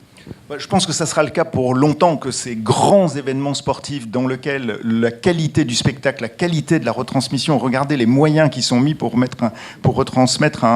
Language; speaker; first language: French; native; French